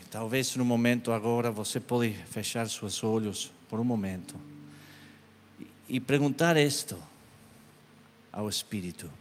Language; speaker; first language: Portuguese; non-native, learner; Spanish